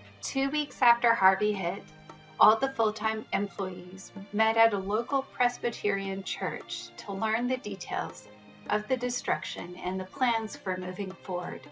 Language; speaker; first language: English; native; English